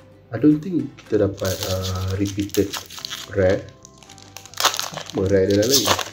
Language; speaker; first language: English; non-native, local second language; Malay